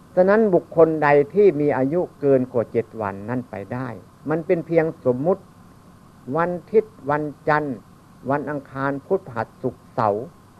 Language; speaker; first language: Thai; non-native, local second language; Northeastern Thai